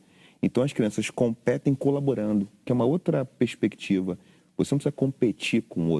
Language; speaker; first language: Portuguese; native; Portuguese